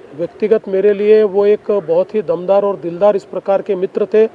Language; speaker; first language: Hindi; non-native, local second language; Marathi